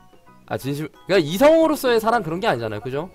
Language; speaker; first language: Korean; native; Korean